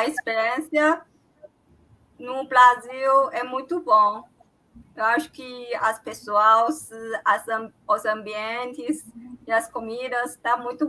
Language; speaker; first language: Portuguese; non-native, fluent; Chinese